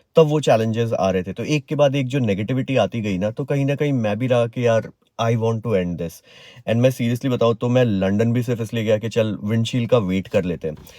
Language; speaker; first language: Hindi; native; Hindi